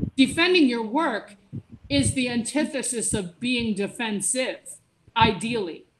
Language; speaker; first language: English; native; English